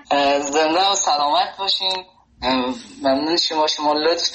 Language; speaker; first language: Persian; native; Persian